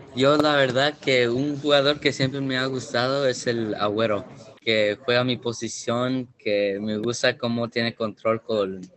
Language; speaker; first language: Spanish; early bilingual, heritage; Spanish